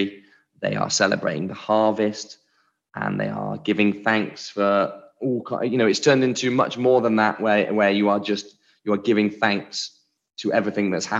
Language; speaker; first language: English; native; English